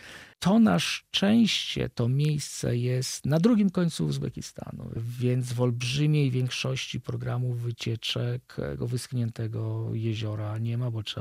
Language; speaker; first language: Polish; native; Polish